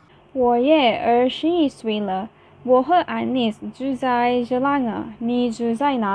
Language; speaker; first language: Chinese; non-native, learner; Malay